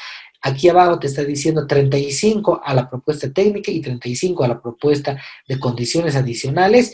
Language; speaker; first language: Spanish; native; Spanish